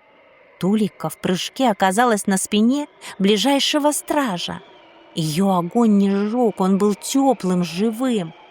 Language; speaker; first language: Russian; native; Russian